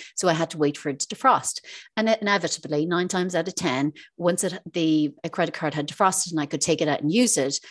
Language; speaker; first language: English; native; English